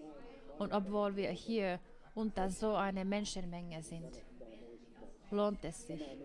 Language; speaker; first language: German; non-native, fluent; Finnish